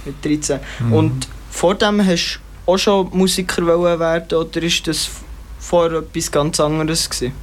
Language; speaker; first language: German; native; German